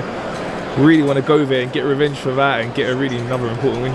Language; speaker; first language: English; native; English